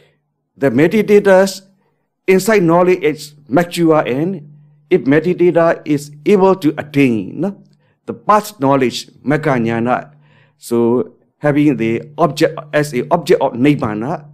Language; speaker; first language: English; non-native, learner; Burmese